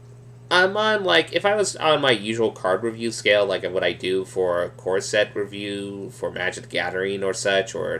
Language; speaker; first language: English; native; English